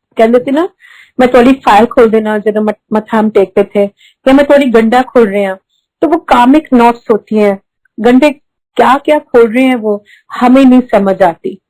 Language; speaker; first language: Hindi; early bilingual, heritage; Hindi